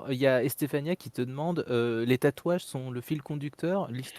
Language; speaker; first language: French; native; French